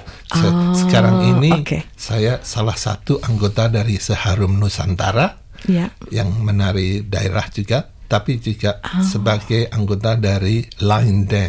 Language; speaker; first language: Indonesian; non-native, local second language; Javanese